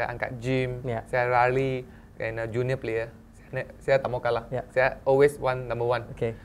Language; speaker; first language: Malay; non-native, local second language; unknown